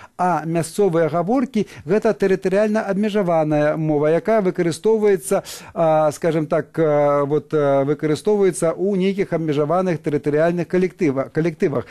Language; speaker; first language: Belarusian; native; Belarusian